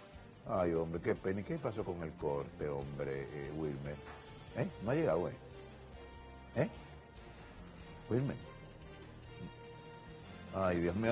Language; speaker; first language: Spanish; native; Spanish